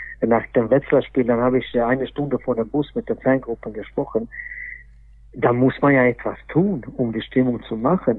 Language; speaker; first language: German; non-native, fluent; Swedish